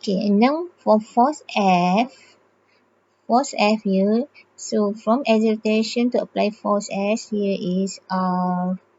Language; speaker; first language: English; non-native, local second language; Malay